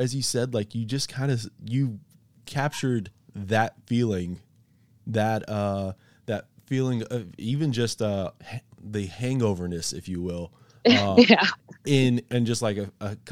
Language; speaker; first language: English; native; English